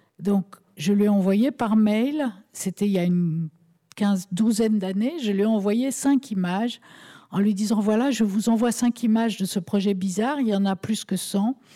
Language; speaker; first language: French; native; French